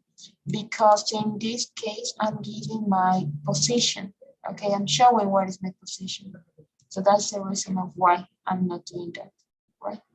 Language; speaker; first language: English; non-native, fluent; Spanish